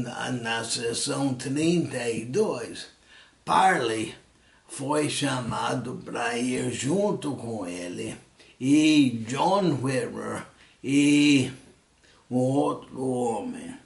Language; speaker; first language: Portuguese; non-native, fluent; English